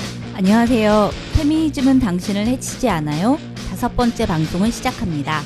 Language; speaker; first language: Korean; native; Korean